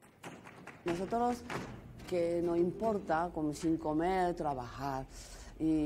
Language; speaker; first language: Spanish; non-native, learner; Japanese